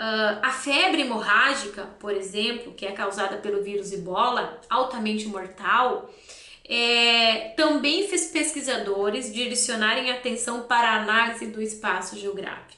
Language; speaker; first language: Portuguese; native; Portuguese